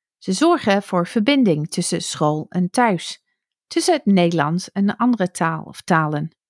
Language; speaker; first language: Dutch; non-native, fluent; English